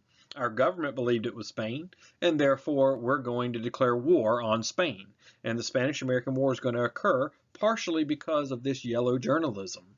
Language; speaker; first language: English; native; English